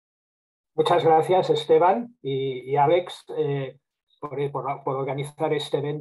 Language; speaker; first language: Spanish; native; Spanish